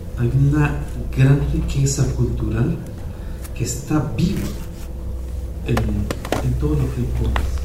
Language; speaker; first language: Spanish; non-native, local second language; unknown